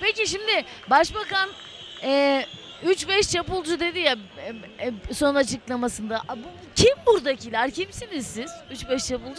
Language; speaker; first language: Turkish; native; Turkish